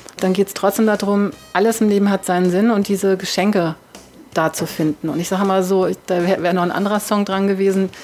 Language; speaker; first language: German; native; German